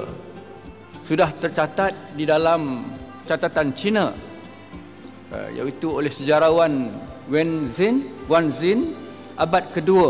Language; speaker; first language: Malay; native; Malay